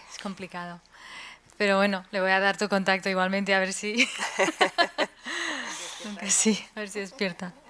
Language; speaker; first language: Spanish; native; Spanish